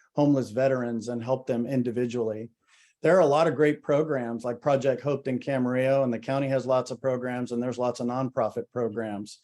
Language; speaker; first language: English; native; English